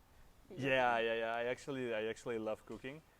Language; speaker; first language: English; non-native, fluent; Spanish